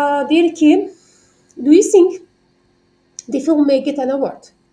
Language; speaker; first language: English; non-native, fluent; Azerbaijani